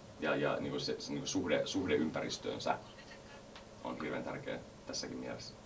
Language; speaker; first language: Finnish; early bilingual, heritage; Finnish